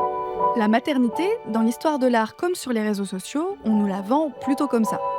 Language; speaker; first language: French; native; French